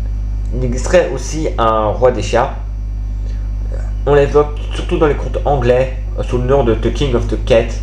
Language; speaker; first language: French; native; French